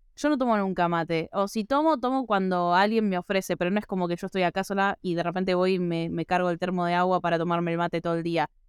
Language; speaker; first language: Spanish; native; Spanish